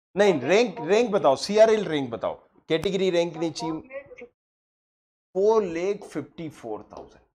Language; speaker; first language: Hindi; native; Hindi